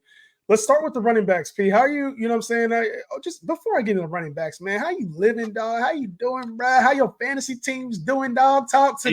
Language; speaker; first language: English; native; English